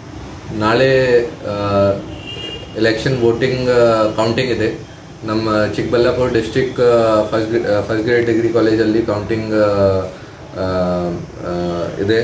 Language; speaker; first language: Kannada; non-native, fluent; Hindi